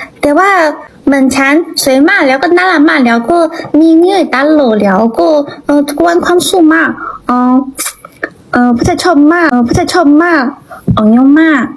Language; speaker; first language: Thai; non-native, learner; Chinese